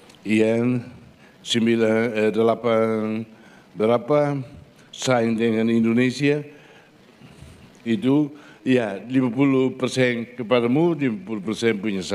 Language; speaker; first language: Indonesian; non-native, fluent; Portuguese